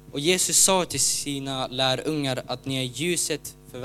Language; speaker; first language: Swedish; non-native, learner; Ukrainian